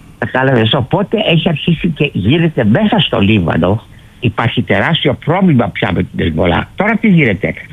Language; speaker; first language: Greek; early bilingual, heritage; Greek